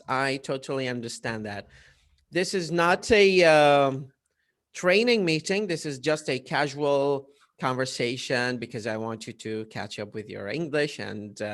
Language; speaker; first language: English; non-native, fluent; Arabic